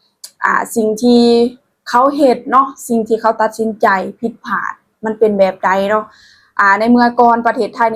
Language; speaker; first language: Thai; non-native, local second language; Lao